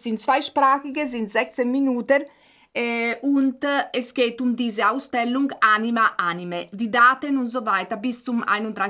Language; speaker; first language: German; non-native, fluent; Italian